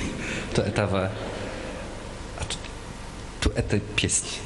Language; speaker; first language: Russian; non-native, learner; Polish